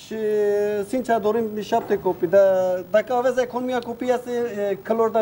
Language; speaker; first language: Romanian; non-native, learner; Turkish